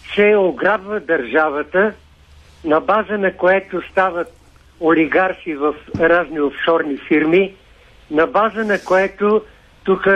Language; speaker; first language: Bulgarian; native; Bulgarian